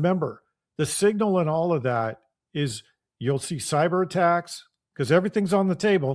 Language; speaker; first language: English; native; English